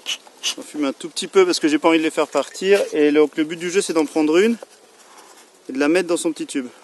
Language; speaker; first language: French; native; French